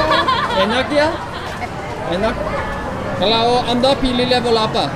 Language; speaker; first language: Indonesian; non-native, learner; Norwegian